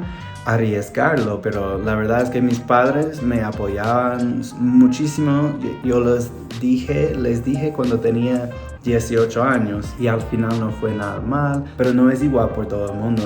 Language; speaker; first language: Spanish; non-native, fluent; English